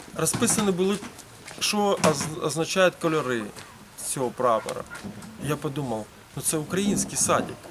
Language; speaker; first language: Ukrainian; early bilingual, heritage; Ukrainian